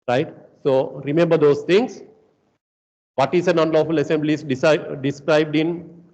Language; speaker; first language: English; non-native, local second language; Sinhala